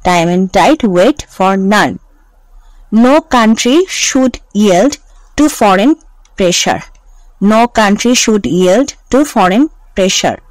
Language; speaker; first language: English; non-native, local second language; Bangla